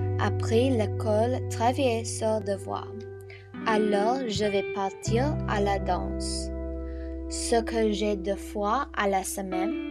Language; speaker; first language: French; non-native, learner; English